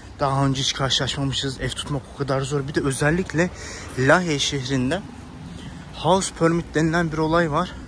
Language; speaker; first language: Turkish; native; Turkish